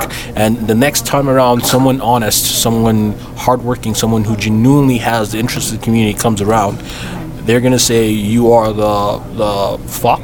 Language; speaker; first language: English; non-native, local second language; Igbo